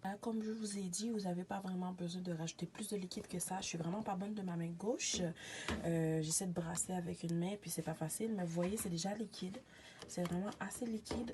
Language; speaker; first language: French; native; French